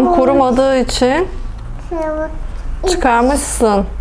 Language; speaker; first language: Turkish; native; Turkish